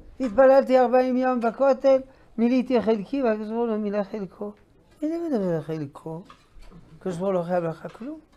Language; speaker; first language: Hebrew; non-native, fluent; French